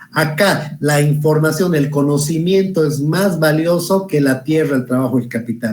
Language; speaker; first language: Spanish; native; Spanish